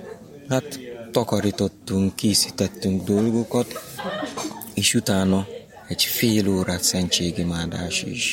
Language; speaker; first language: Hungarian; non-native, learner; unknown